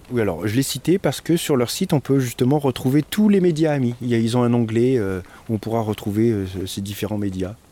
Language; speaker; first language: French; native; French